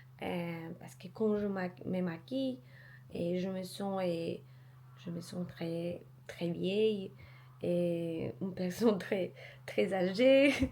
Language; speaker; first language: French; non-native, learner; Polish